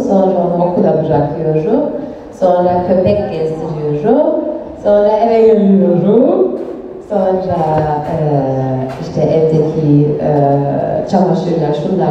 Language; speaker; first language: Turkish; non-native, fluent; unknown